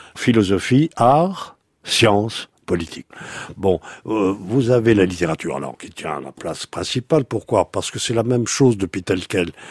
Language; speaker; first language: French; native; French